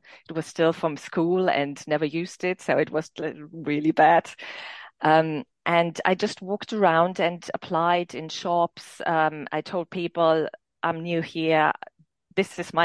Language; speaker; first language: English; non-native, fluent; German